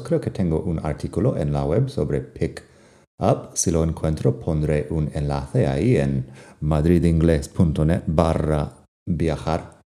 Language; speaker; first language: Spanish; non-native, fluent; English